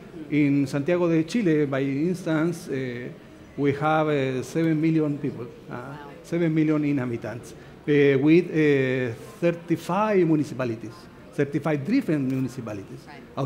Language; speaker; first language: English; non-native, learner; Spanish